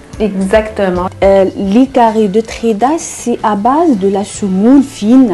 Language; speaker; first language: French; non-native, local second language; Arabic